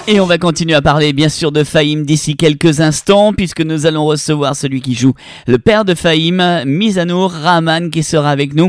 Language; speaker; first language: French; native; French